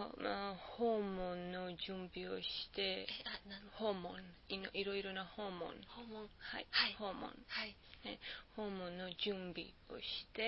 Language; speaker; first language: Japanese; non-native, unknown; Georgian